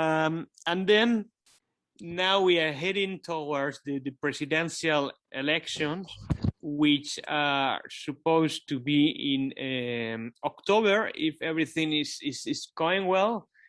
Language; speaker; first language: English; non-native, fluent; Kabuverdianu